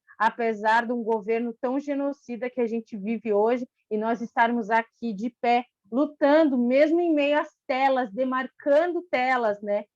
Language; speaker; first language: Portuguese; non-native, local second language; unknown